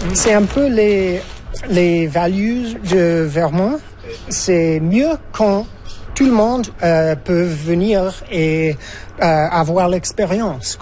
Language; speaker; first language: French; non-native, fluent; English